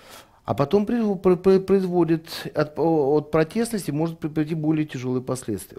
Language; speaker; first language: Russian; native; Russian